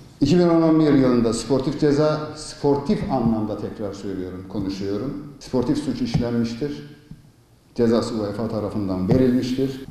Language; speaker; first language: Turkish; native; Turkish